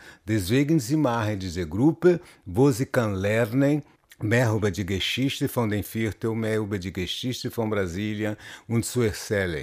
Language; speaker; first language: German; non-native, learner; Portuguese